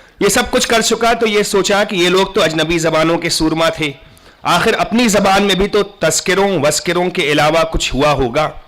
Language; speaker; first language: Urdu; native; Urdu